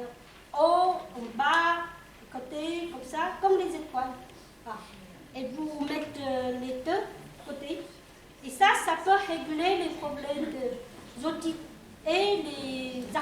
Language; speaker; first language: French; non-native, local second language; Chinese